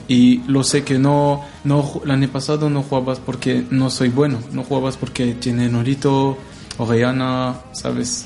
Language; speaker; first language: Spanish; non-native, learner; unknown